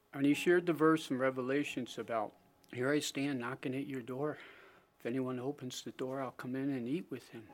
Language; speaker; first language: English; native; English